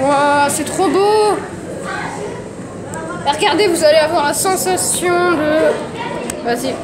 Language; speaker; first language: French; native; French